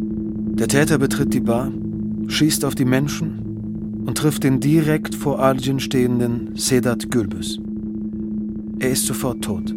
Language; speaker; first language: German; native; German